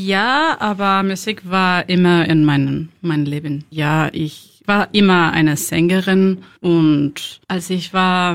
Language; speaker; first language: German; non-native, learner; Spanish